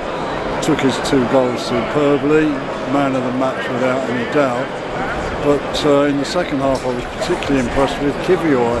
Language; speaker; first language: English; native; English